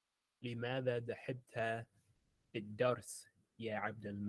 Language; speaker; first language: Arabic; non-native, learner; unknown